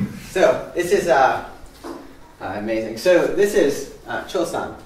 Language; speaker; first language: English; native; English